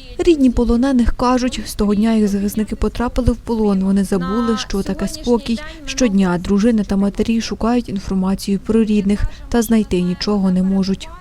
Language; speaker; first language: Ukrainian; native; Ukrainian